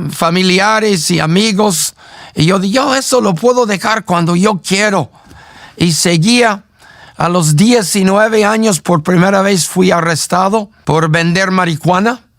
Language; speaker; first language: Spanish; non-native, fluent; English